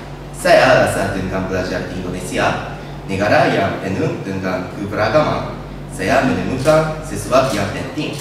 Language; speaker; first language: Indonesian; non-native, learner; Japanese